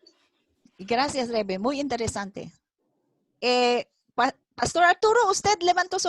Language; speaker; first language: Spanish; non-native, fluent; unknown